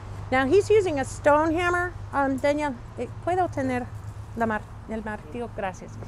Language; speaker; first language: Spanish; non-native, learner; English